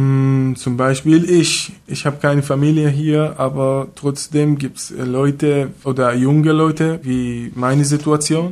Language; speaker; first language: German; non-native, learner; Arabic